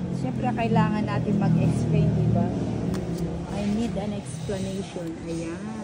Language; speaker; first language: Filipino; non-native, local second language; Pampanga